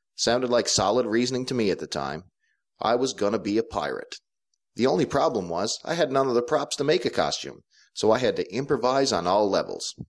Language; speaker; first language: English; native; English